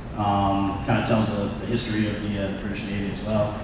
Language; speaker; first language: English; native; English